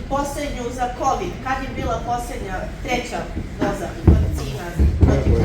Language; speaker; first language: Bosnian; native; Bosnian